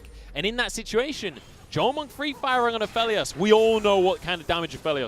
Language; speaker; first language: English; native; English